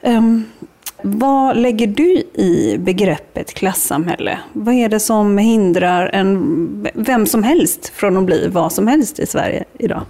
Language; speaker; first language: Swedish; native; Swedish